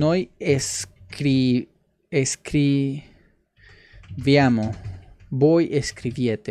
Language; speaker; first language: Italian; non-native, learner; Spanish